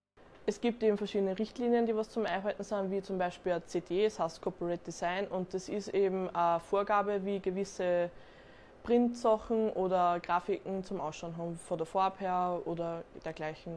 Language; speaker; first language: German; native; German